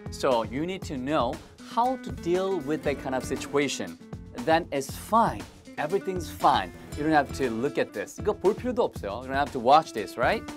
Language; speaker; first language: English; non-native, fluent; Korean